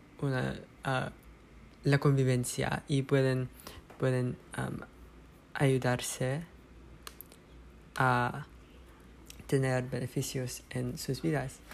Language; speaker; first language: Spanish; non-native, learner; English